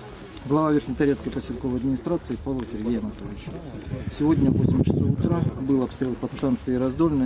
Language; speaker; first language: Russian; native; Russian